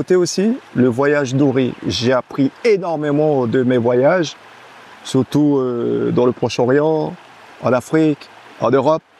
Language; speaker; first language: French; non-native, local second language; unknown